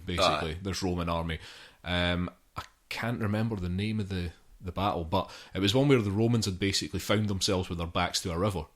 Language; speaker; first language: English; native; English